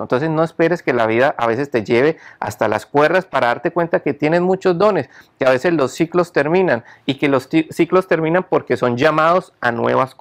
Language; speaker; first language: Spanish; native; Spanish